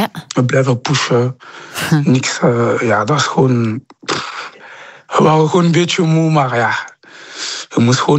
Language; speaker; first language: Dutch; non-native, local second language; French